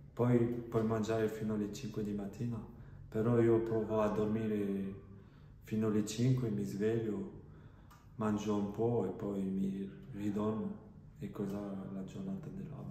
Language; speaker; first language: Italian; non-native, fluent; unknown